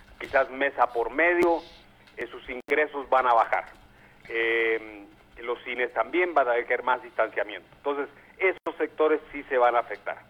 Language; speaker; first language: Spanish; native; Spanish